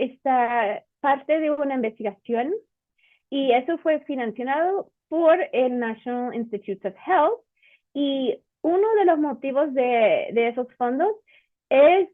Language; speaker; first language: Spanish; non-native, fluent; English